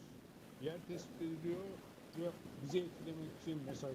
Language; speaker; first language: Turkish; native; Turkish